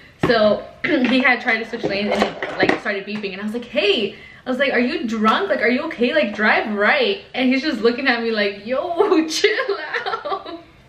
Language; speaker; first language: English; early bilingual, other home language; Spanish